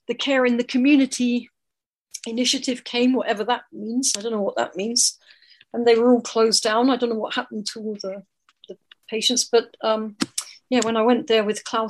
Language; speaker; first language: English; native; English